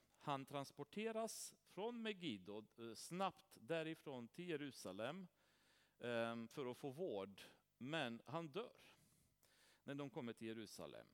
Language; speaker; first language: Swedish; non-native, fluent; Romanian